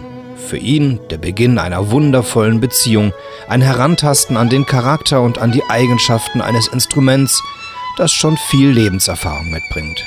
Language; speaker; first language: German; native; German